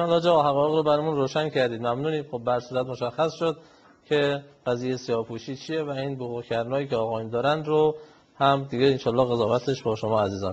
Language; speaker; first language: Persian; native; Persian